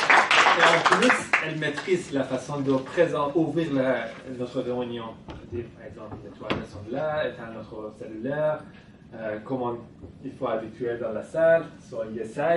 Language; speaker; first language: French; non-native, fluent; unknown